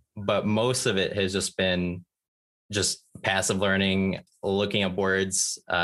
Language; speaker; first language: English; native; English